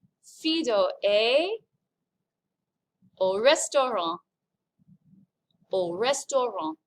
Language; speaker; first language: French; non-native, fluent; English